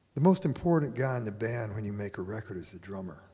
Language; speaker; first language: English; native; English